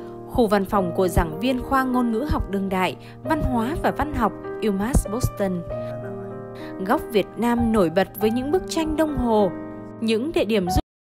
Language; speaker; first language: Vietnamese; native; Vietnamese